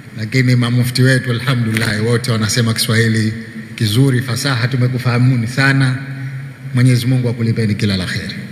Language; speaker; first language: Swahili; native; Swahili